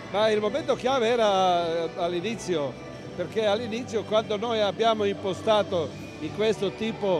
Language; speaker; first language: Italian; non-native, fluent; Croatian